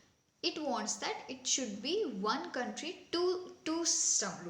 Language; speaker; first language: English; non-native, local second language; Hindi